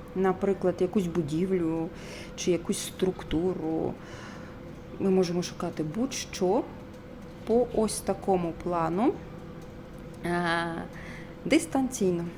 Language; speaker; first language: Ukrainian; non-native, local second language; Russian